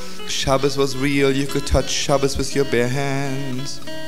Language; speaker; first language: English; native; English